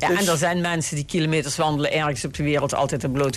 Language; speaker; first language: Dutch; native; Dutch